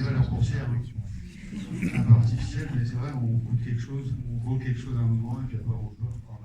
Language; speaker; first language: French; native; French